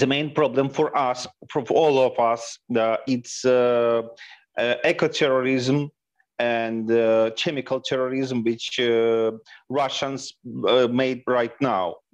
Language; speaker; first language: English; non-native, fluent; Ukrainian